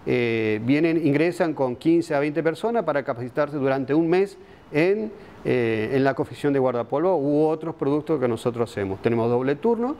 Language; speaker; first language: Spanish; native; Spanish